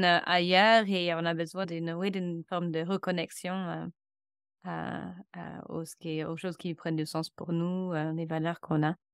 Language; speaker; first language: French; non-native, fluent; English